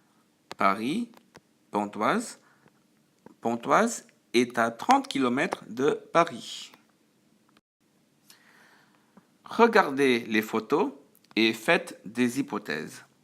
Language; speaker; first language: French; non-native, fluent; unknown